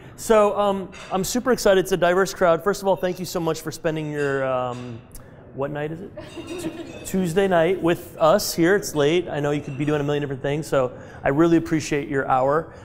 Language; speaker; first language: English; native; English